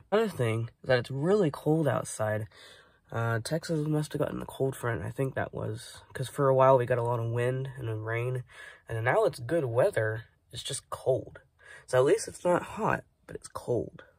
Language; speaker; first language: English; native; English